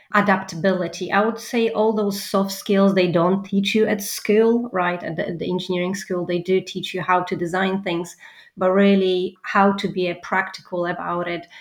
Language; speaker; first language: English; non-native, fluent; Polish